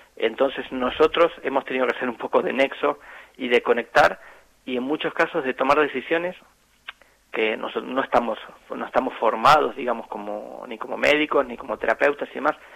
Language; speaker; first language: Spanish; native; Spanish